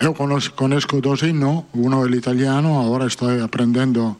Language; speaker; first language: Portuguese; non-native, fluent; Italian